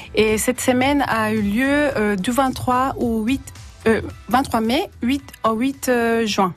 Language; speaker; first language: French; non-native, fluent; Spanish